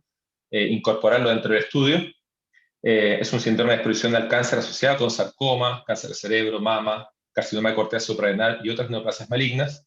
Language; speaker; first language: Spanish; native; Spanish